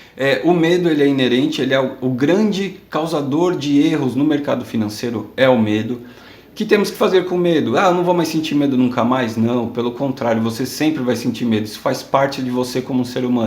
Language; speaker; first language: Portuguese; native; Portuguese